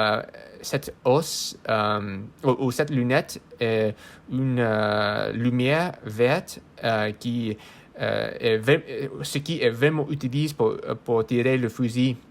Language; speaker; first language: French; non-native, learner; English